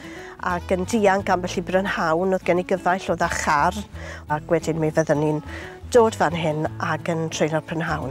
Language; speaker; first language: Welsh; native; Welsh